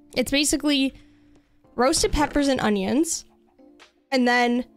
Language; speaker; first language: English; native; English